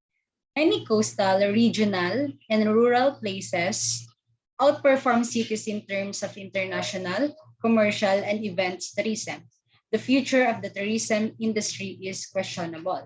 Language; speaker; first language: English; non-native, local second language; Filipino